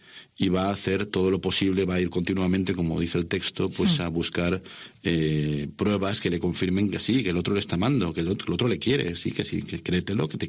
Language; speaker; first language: Spanish; native; Spanish